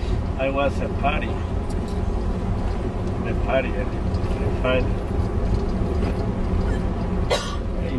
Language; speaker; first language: English; non-native, learner; Spanish